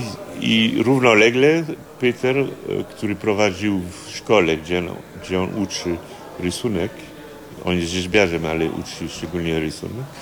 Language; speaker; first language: Polish; early bilingual, heritage; Polish